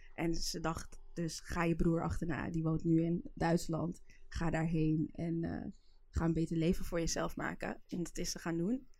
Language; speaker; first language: Dutch; early bilingual, other home language; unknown